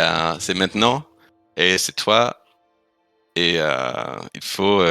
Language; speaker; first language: French; non-native, fluent; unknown